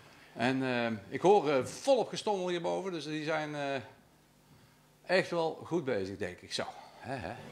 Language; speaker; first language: Dutch; native; Dutch